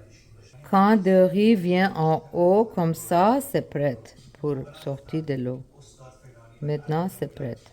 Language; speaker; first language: French; non-native, learner; Persian